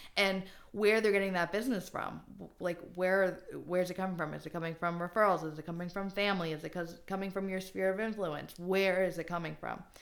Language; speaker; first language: English; native; English